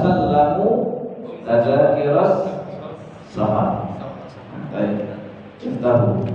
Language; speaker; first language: Arabic; non-native, fluent; Indonesian